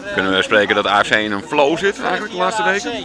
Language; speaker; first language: Dutch; native; Dutch